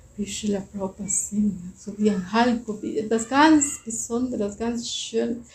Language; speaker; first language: German; non-native, fluent; Spanish